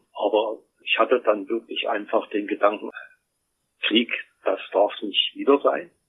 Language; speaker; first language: German; native; German